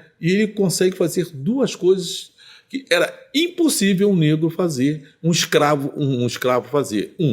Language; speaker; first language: Portuguese; native; Portuguese